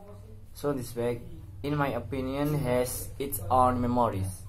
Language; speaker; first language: English; non-native, learner; Indonesian